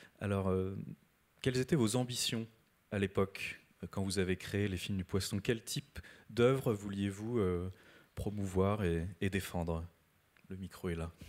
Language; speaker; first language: French; native; French